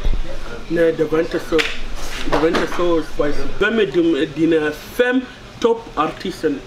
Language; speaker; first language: Swedish; non-native, learner; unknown